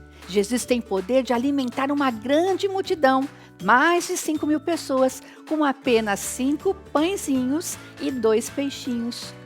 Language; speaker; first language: Portuguese; native; Portuguese